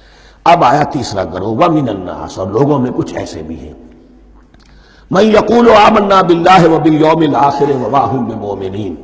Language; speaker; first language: Urdu; native; Urdu